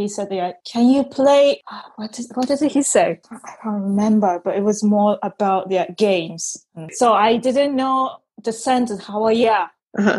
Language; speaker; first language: English; non-native, fluent; Japanese